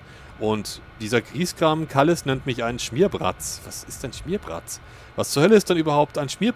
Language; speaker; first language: German; native; German